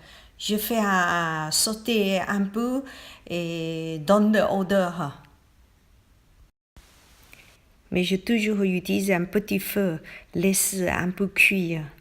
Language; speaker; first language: French; non-native, learner; Thai